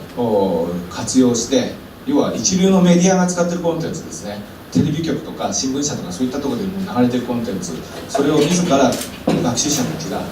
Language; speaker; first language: Japanese; native; Japanese